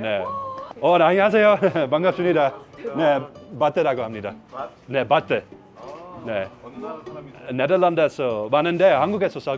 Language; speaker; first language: Korean; non-native, fluent; Dutch